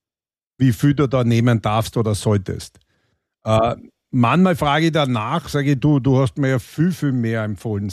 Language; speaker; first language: German; native; German